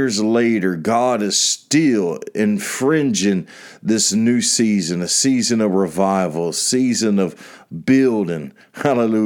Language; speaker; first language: English; native; English